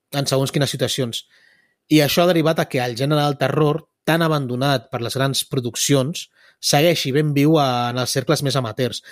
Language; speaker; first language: Catalan; early bilingual, other home language; Spanish